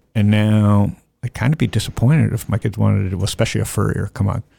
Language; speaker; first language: English; native; English